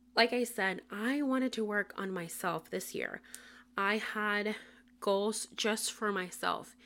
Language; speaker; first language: English; non-native, local second language; Spanish